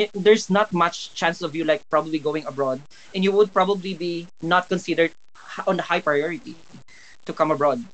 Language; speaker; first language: English; non-native, local second language; Cebuano